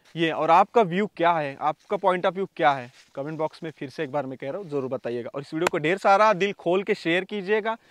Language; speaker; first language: Hindi; native; Hindi